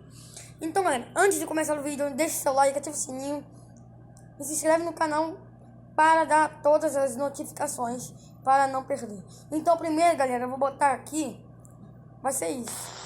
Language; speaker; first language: Portuguese; native; Portuguese